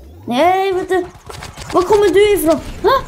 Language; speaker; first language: Swedish; early bilingual, other home language; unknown